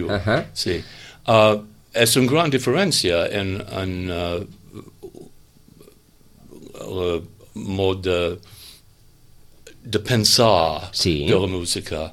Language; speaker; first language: Catalan; non-native, learner; English